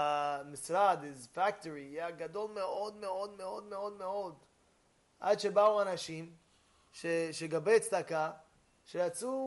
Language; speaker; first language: Hebrew; non-native, fluent; English